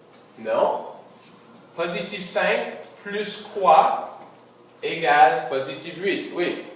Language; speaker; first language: French; non-native, local second language; English